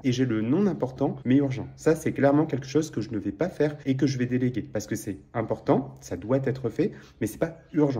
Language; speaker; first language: French; native; French